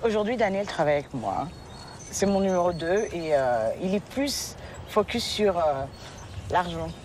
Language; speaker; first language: French; early bilingual, other home language; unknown